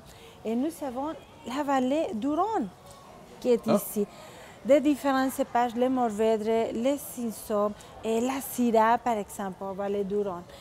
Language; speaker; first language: French; non-native, fluent; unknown